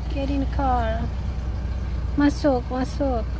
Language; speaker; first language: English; non-native, learner; Indonesian